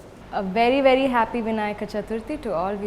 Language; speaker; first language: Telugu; non-native, fluent; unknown